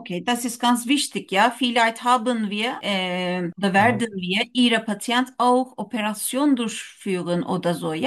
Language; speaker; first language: German; non-native, learner; Turkish